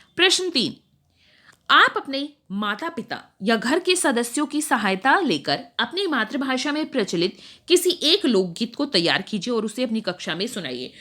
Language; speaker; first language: Hindi; native; Hindi